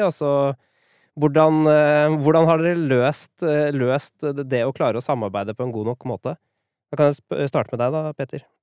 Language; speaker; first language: Norwegian; native; Norwegian